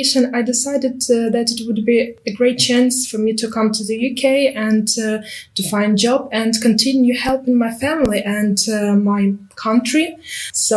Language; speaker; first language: English; non-native, fluent; Ukrainian